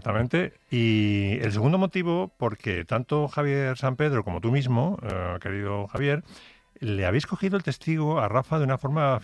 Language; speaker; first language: Spanish; native; Spanish